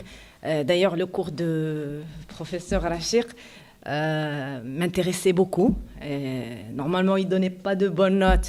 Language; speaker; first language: French; non-native, local second language; Arabic